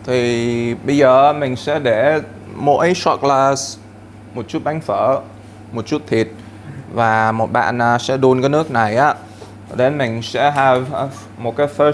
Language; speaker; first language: Vietnamese; early bilingual, heritage; Vietnamese